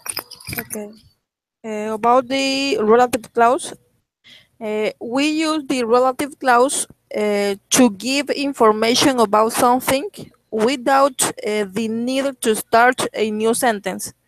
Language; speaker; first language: English; non-native, learner; Spanish